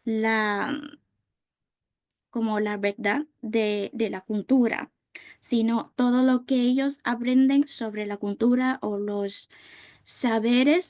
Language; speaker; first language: Spanish; non-native, fluent; Vietnamese